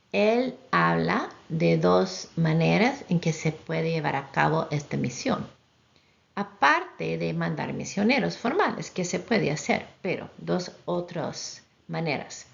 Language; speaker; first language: Spanish; non-native, fluent; English